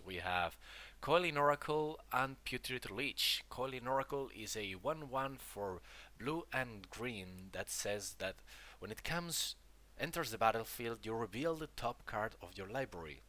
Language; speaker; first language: English; non-native, fluent; Spanish